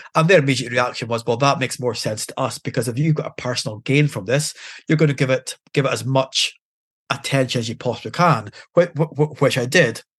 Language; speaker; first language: English; native; English